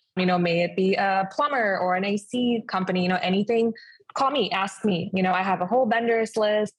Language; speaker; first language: English; non-native, fluent; German